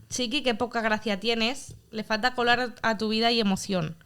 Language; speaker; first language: Spanish; native; Spanish